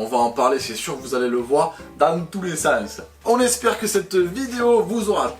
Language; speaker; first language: French; native; French